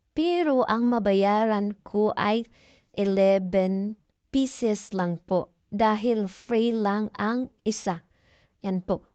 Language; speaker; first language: Filipino; non-native, local second language; Cebuano